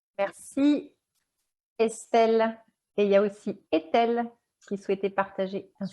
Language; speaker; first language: French; native; French